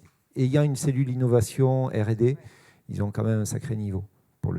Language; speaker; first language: French; native; French